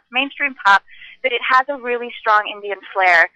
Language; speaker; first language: English; native; English